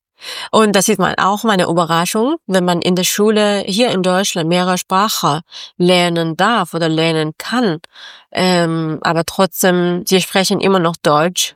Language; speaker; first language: German; non-native, learner; Persian